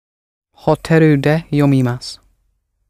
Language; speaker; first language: Japanese; non-native, learner; English